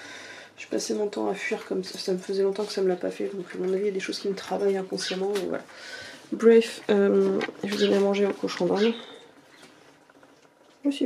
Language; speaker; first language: French; native; French